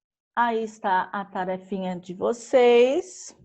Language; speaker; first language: Portuguese; native; Portuguese